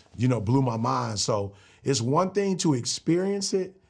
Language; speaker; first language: English; native; English